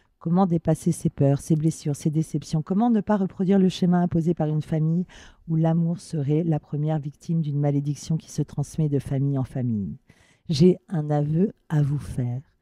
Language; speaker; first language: French; native; French